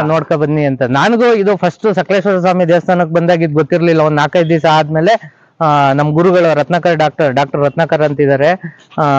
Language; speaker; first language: Kannada; native; Kannada